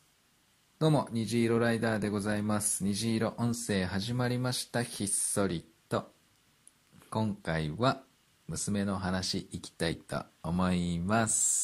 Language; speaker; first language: Japanese; native; Japanese